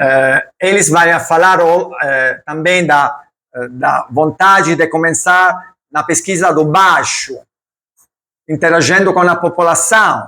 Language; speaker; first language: Portuguese; non-native, learner; Italian